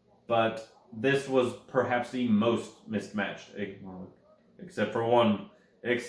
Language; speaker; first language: English; native; English